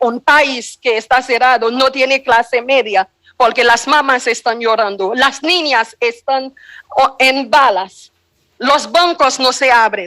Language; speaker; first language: Spanish; non-native, fluent; Haitian Creole